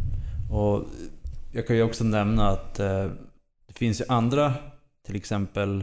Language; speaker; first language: Swedish; native; Swedish